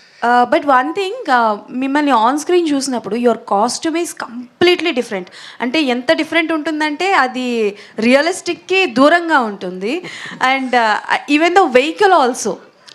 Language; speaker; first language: Telugu; native; Telugu